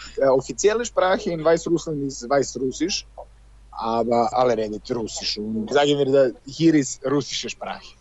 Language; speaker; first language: German; non-native, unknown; Serbian